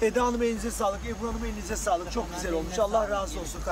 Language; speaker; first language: Turkish; native; Turkish